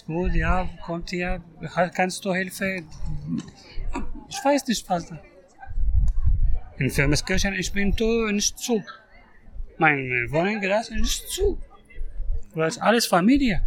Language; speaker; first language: German; non-native, learner; Arabic